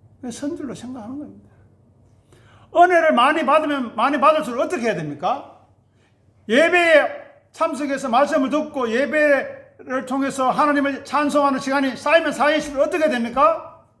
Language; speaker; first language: Korean; native; Korean